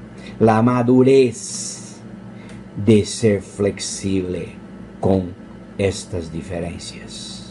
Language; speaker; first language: Spanish; non-native, fluent; Portuguese